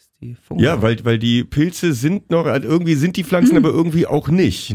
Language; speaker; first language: German; native; German